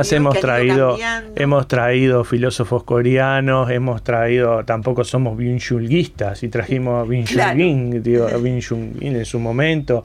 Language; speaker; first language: Spanish; native; Spanish